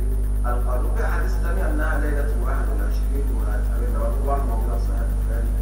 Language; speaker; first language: Arabic; native; Arabic